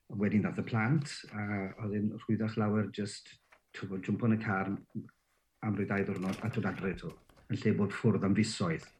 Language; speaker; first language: Welsh; native; Welsh